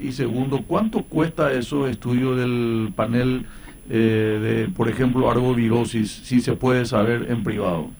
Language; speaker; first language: Spanish; native; Spanish